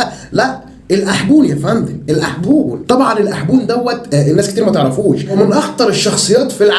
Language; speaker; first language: Arabic; native; Arabic